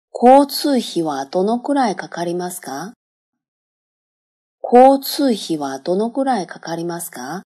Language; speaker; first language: Japanese; non-native, fluent; Chinese